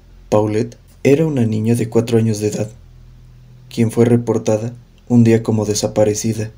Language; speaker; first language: Spanish; native; Spanish